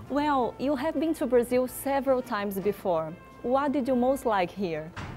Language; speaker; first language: English; non-native, fluent; Portuguese